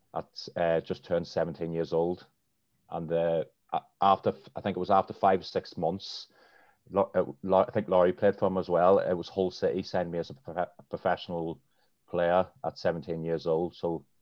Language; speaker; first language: English; native; English